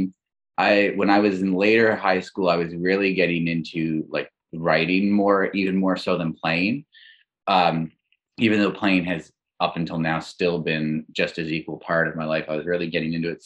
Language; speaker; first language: English; native; English